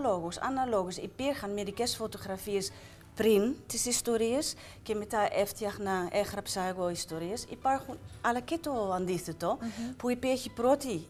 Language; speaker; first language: Greek; non-native, fluent; Dutch